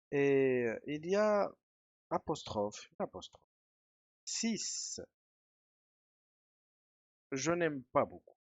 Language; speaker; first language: French; non-native, fluent; Spanish